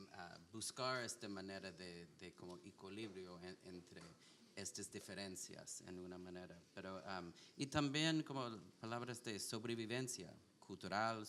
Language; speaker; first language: Spanish; non-native, learner; English